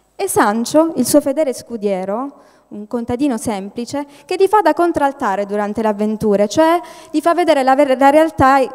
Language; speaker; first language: Italian; native; Italian